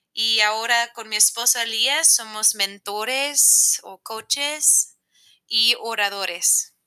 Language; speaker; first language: Spanish; non-native, fluent; English